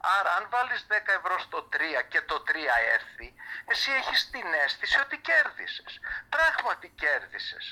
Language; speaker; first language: Greek; early bilingual, heritage; Greek